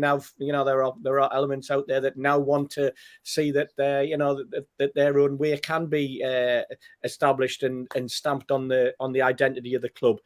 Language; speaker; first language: English; native; English